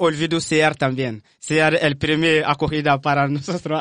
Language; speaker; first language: Spanish; non-native, learner; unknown